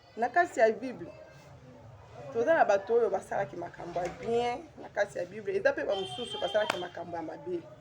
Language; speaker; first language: Lingala; non-native, local second language; Swahili